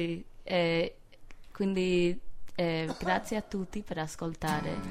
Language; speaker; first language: Italian; non-native, fluent; English